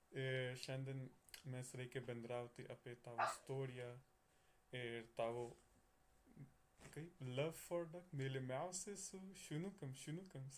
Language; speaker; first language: Lithuanian; non-native, learner; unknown